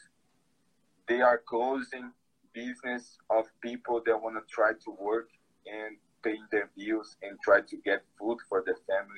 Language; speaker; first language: English; non-native, fluent; Portuguese